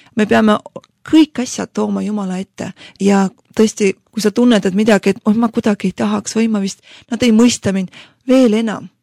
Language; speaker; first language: Estonian; non-native, local second language; Russian